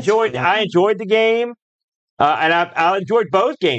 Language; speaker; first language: English; native; English